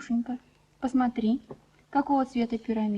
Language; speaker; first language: Russian; native; Russian